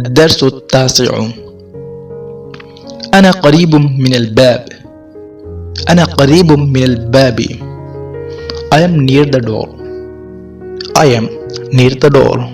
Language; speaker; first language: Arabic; non-native, fluent; Urdu